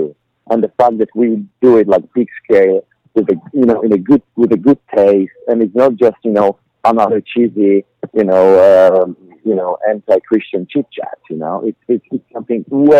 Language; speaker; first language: English; non-native, fluent; Polish